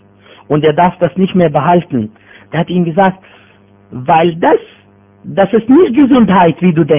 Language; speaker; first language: German; non-native, fluent; Arabic